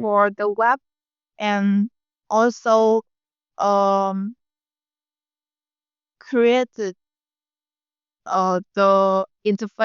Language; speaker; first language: English; non-native, learner; Vietnamese